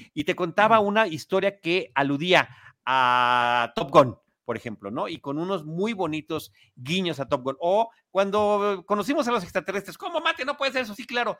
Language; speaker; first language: Spanish; native; Spanish